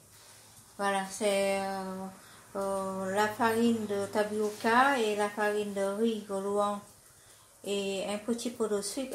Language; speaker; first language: French; non-native, fluent; Vietnamese